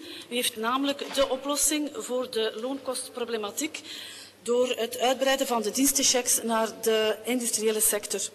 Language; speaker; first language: Dutch; native; Dutch